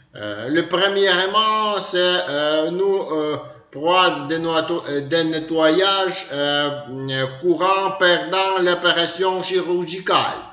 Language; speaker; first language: French; non-native, learner; Ukrainian